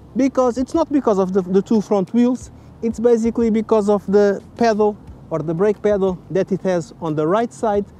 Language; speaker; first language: English; non-native, fluent; Portuguese